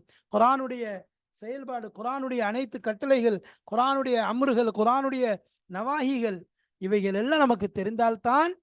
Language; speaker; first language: Tamil; native; Tamil